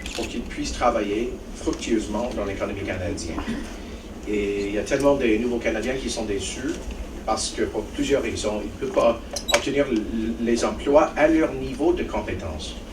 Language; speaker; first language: French; non-native, local second language; English